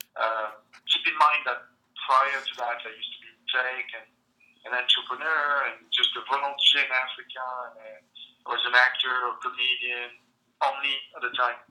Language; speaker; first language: English; non-native, fluent; French